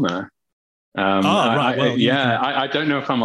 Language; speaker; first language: English; native; English